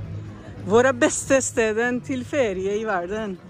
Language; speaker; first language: Norwegian; non-native, learner; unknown